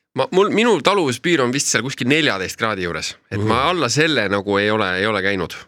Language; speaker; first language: Estonian; native; Estonian